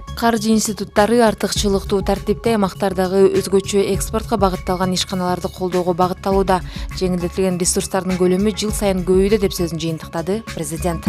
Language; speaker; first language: Kyrgyz; native; Kyrgyz